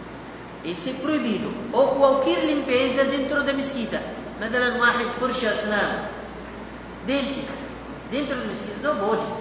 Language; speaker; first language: Portuguese; non-native, fluent; Arabic